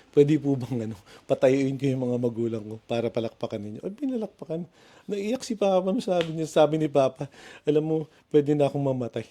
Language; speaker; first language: Filipino; native; Filipino